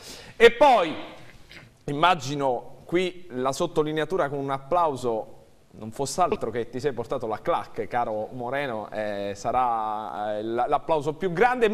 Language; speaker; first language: Italian; native; Italian